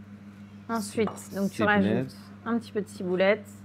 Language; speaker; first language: French; native; French